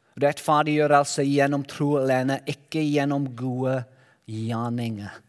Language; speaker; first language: Norwegian; non-native, learner; Welsh